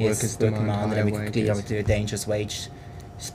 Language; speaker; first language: English; native; English